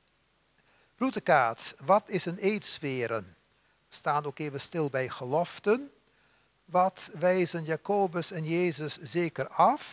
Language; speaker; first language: Dutch; native; Dutch